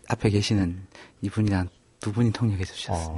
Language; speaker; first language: Korean; native; Korean